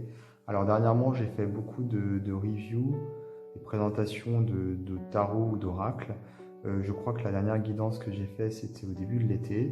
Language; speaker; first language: French; native; French